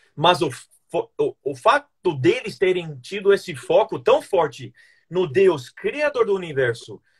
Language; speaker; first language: Portuguese; non-native, fluent; English